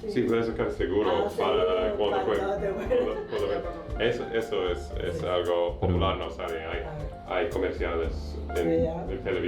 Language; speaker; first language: Spanish; non-native, learner; English